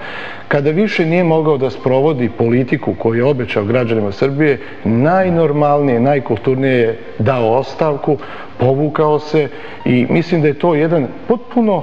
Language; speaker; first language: Serbian; native; Serbian